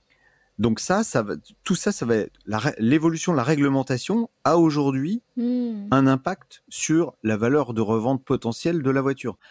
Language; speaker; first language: French; native; French